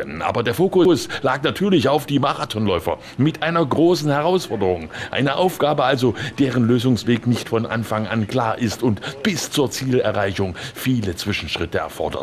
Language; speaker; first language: German; native; German